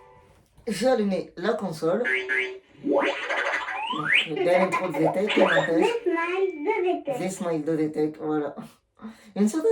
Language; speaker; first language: French; native; French